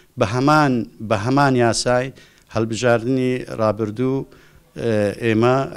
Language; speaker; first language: Central Kurdish; non-native, local second language; Assyrian Neo-Aramaic